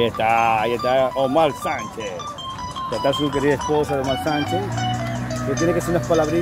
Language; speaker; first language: Spanish; native; Spanish